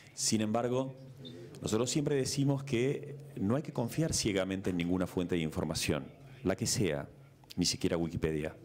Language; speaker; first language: Spanish; native; Spanish